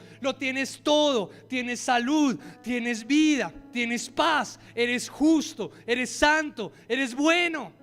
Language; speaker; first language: Spanish; native; Spanish